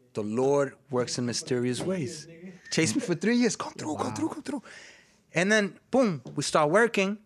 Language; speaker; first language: English; early bilingual, other home language; Spanish